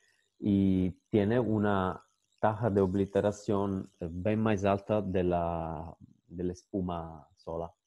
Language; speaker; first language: Spanish; non-native, fluent; Italian